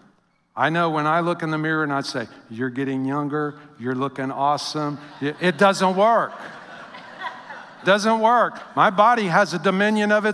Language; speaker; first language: English; native; English